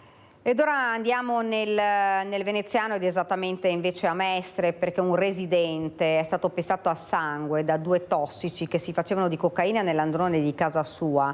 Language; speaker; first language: Italian; native; Italian